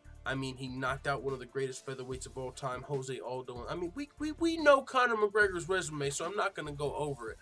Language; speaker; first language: English; native; English